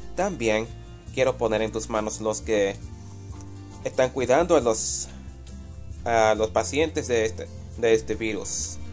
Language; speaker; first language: Spanish; early bilingual, heritage; Spanish